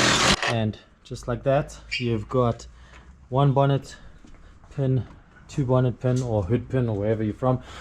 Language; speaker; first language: English; native; English